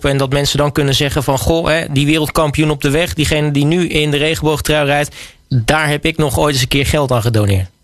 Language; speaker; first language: Dutch; native; Dutch